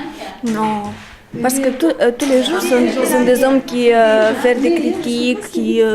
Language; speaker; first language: French; non-native, learner; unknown